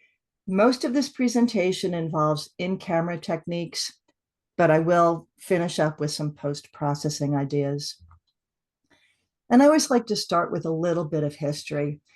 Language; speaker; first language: English; native; English